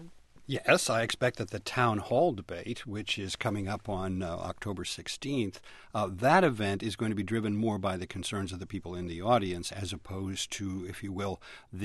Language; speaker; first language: English; native; English